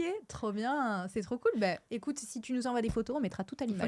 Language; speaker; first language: French; native; French